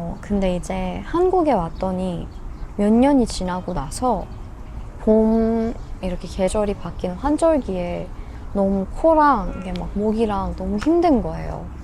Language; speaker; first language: Korean; non-native, fluent; Persian